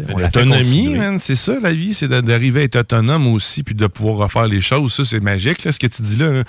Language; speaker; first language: French; native; French